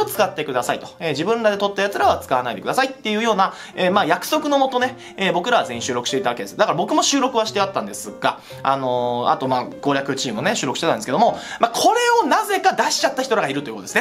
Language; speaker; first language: Japanese; native; Japanese